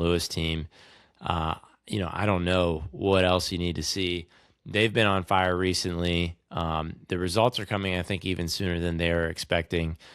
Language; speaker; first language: English; native; English